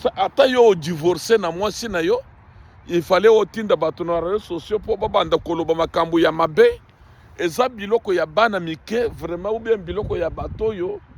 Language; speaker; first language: Lingala; non-native, local second language; Luba-Lulua